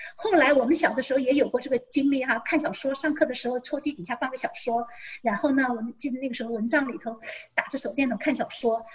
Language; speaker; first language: Chinese; native; Chinese